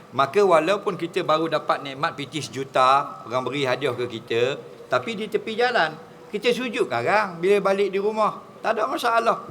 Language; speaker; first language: Malay; native; Malay